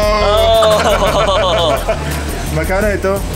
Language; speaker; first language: Filipino; non-native, learner; Arabic